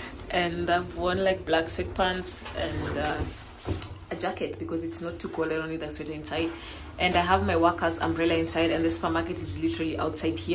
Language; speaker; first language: English; non-native, local second language; Luo (Kenya and Tanzania)